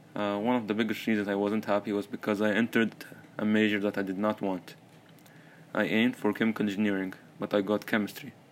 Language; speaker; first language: English; early bilingual, other home language; Arabic